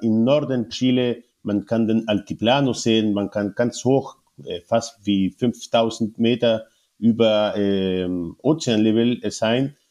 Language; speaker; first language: German; non-native, learner; Spanish